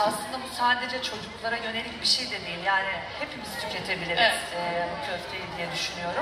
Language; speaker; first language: Turkish; native; Turkish